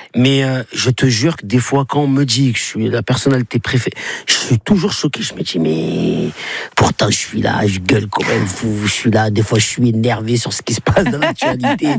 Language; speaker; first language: French; native; French